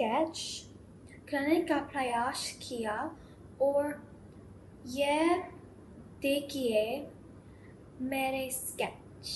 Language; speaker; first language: Hindi; early bilingual, heritage; Hindi